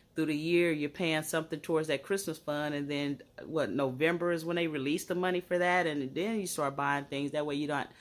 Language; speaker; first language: English; native; English